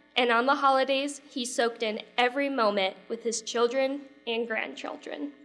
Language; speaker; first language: English; native; English